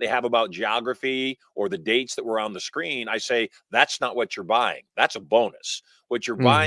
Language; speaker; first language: English; native; English